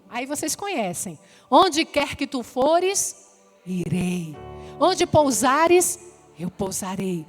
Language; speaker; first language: Portuguese; native; Portuguese